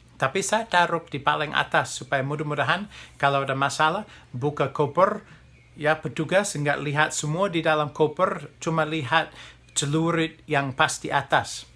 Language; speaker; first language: Indonesian; non-native, fluent; English